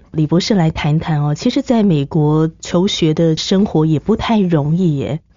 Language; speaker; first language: Chinese; native; Chinese